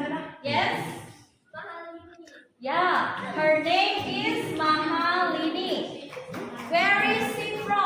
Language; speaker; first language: English; non-native, fluent; Indonesian